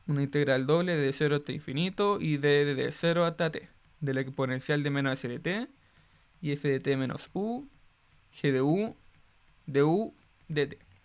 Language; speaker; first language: Spanish; native; Spanish